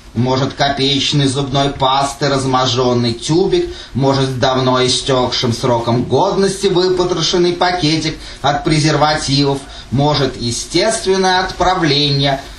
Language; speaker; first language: Russian; native; Russian